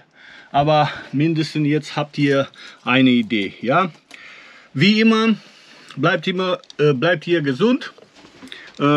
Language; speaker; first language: German; non-native, learner; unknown